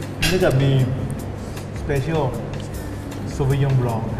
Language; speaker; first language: Thai; native; Thai